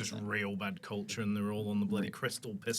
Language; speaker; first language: English; native; English